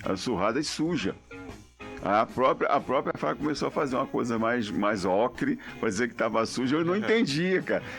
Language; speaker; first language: Portuguese; native; Portuguese